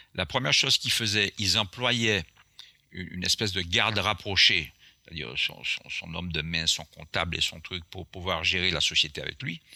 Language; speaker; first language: French; non-native, local second language; Guadeloupean Creole French